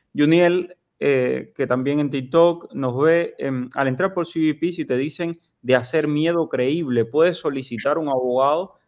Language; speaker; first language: Spanish; native; Spanish